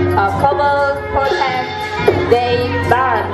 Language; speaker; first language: English; non-native, learner; Thai